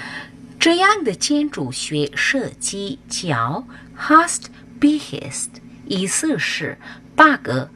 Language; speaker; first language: Chinese; non-native, learner; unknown